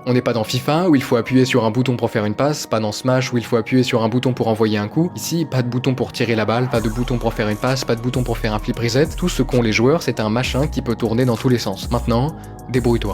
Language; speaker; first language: French; native; French